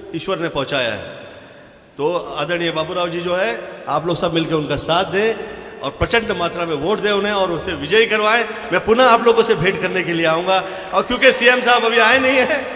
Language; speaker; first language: Hindi; native; Hindi